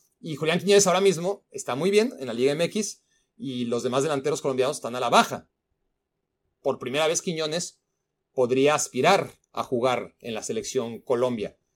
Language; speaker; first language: Spanish; native; Spanish